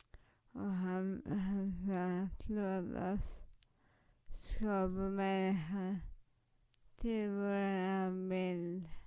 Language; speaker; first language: Swedish; non-native, fluent; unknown